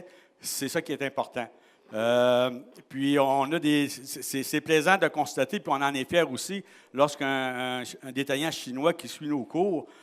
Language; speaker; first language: French; native; French